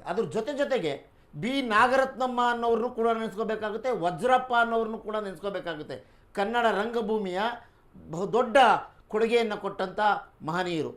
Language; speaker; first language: Kannada; native; Kannada